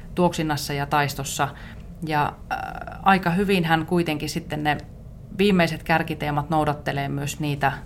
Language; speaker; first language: Finnish; native; Finnish